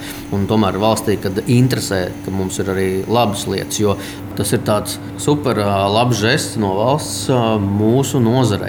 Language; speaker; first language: Latvian; native; Latvian